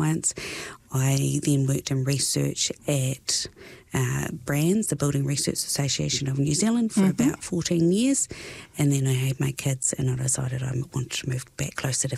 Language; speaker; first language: English; native; English